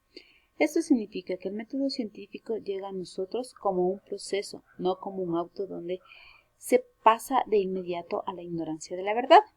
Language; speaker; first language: Spanish; native; Spanish